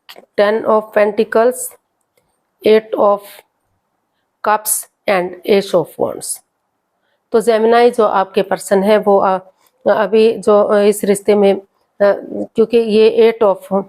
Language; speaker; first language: Hindi; native; Hindi